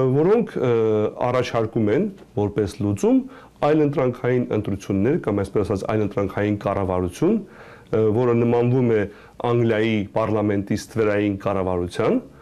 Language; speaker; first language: Armenian; early bilingual, heritage; Armenian